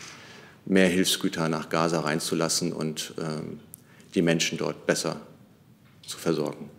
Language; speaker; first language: German; native; German